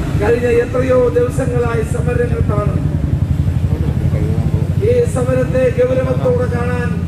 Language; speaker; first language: Malayalam; native; Malayalam